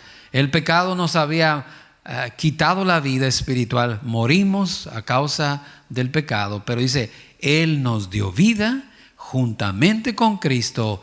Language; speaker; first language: Spanish; native; Spanish